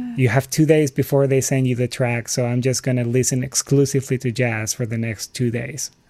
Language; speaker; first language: English; non-native, fluent; Spanish